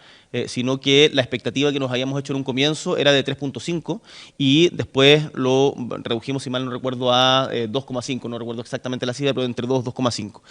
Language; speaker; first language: Spanish; native; Spanish